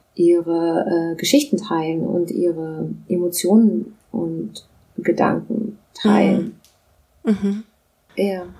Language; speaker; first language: German; non-native, local second language; Russian